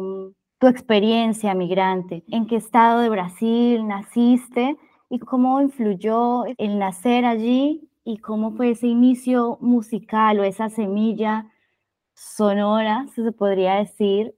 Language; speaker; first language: Spanish; native; Spanish